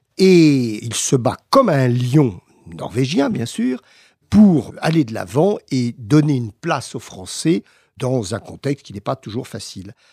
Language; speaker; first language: French; native; French